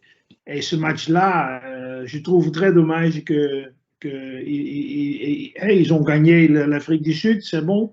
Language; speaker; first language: French; non-native, fluent; Dutch